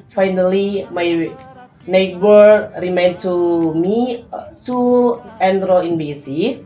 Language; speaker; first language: English; non-native, learner; Indonesian